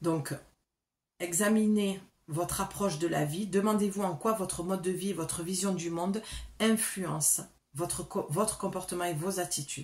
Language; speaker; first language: French; native; French